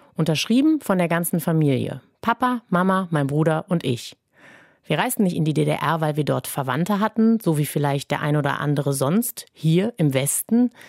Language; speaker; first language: German; native; German